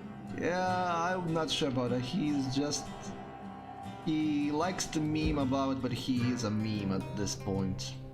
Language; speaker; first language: English; native; English